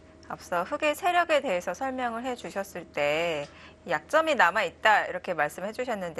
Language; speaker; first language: Korean; native; Korean